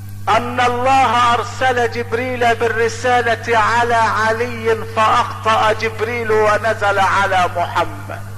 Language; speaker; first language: Arabic; native; Arabic